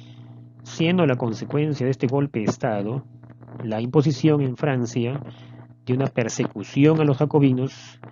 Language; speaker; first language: Spanish; native; Spanish